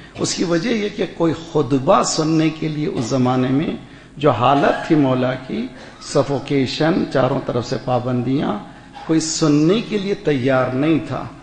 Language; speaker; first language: Urdu; native; Urdu